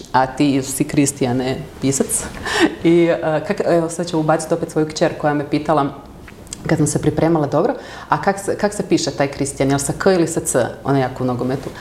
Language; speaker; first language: Serbian; native; Serbian